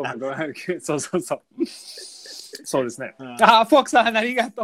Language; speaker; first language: Japanese; non-native, learner; English